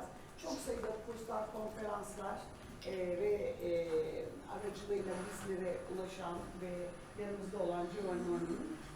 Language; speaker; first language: Turkish; native; Turkish